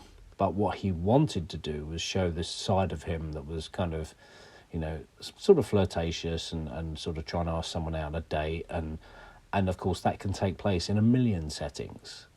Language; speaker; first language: English; native; English